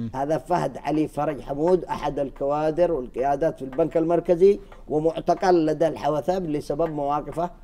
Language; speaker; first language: Arabic; native; Arabic